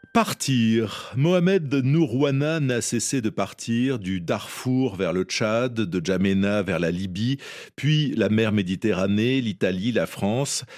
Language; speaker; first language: French; native; French